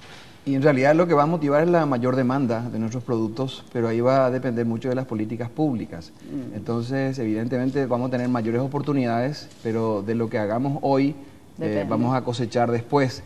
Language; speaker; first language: Spanish; native; Spanish